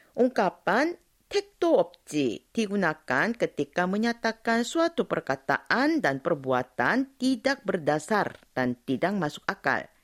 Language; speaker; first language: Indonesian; non-native, fluent; Korean